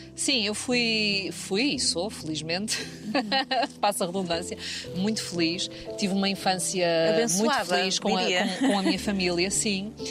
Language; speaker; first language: Portuguese; native; Portuguese